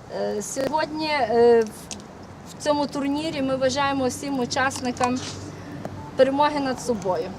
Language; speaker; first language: Ukrainian; native; Ukrainian